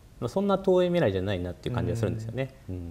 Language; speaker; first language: Japanese; native; Japanese